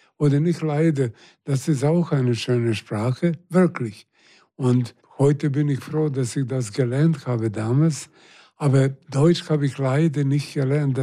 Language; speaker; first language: German; non-native, fluent; Serbian